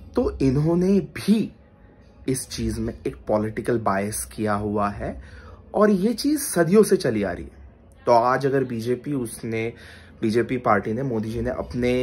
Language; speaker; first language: Hindi; non-native, local second language; Marathi